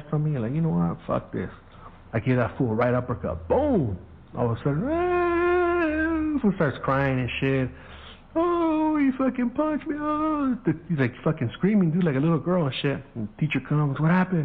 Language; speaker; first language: English; early bilingual, other home language; Spanish